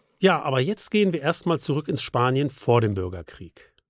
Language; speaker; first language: German; native; German